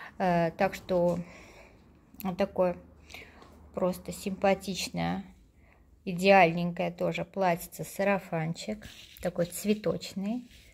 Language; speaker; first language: Russian; non-native, local second language; Armenian